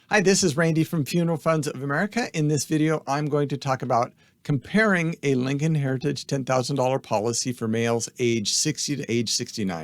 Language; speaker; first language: English; native; English